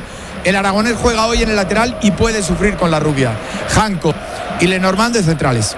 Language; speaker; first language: Spanish; native; Spanish